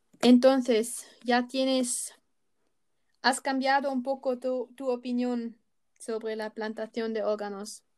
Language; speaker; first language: Spanish; non-native, learner; German